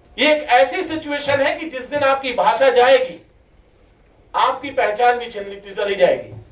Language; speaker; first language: Hindi; non-native, local second language; Rajasthani